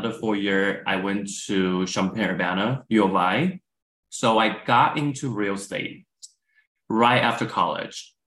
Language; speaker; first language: English; non-native, fluent; Chinese